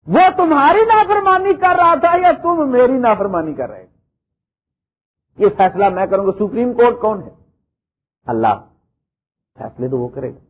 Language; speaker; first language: Urdu; native; Urdu